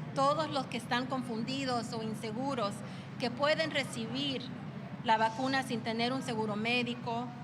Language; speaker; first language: Spanish; early bilingual, other home language; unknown